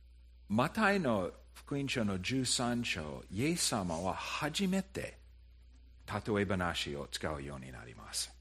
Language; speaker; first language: Japanese; non-native, fluent; English